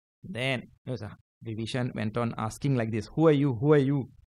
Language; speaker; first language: English; early bilingual, other home language; Hindi